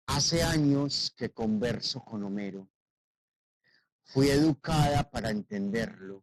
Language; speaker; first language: Spanish; native; Spanish